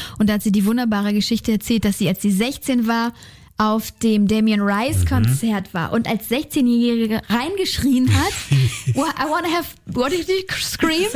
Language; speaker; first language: German; native; German